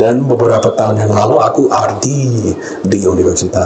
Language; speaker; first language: Indonesian; non-native, learner; English